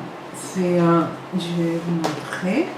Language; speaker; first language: French; non-native, fluent; Spanish